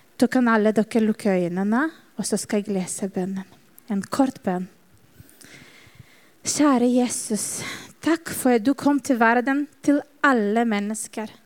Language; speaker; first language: Norwegian; non-native, fluent; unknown